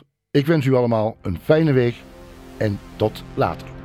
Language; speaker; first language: Dutch; native; Dutch